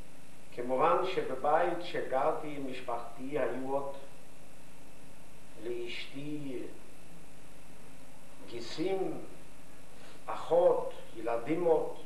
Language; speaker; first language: Hebrew; non-native, fluent; Yiddish